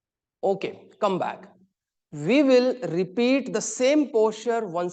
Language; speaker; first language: English; non-native, local second language; Hindi